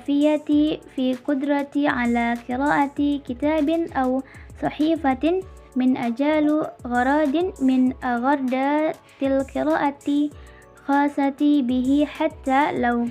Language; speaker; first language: Arabic; non-native, learner; Indonesian